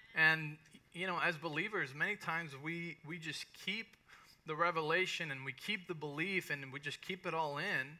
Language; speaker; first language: English; native; English